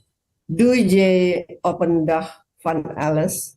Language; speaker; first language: Dutch; non-native, learner; Indonesian